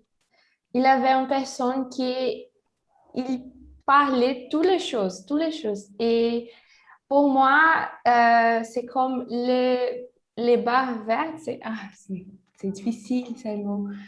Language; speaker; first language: French; non-native, learner; Portuguese